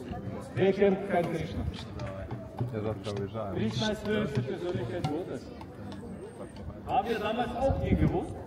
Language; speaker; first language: German; non-native, fluent; Russian